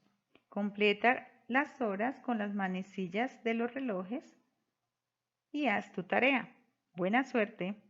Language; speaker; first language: Spanish; native; Spanish